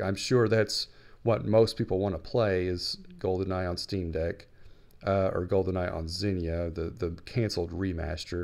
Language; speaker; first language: English; native; English